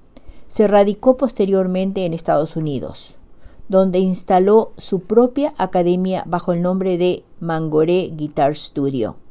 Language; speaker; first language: Spanish; native; Spanish